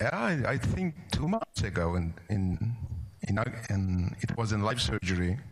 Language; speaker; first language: English; non-native, fluent; Turkish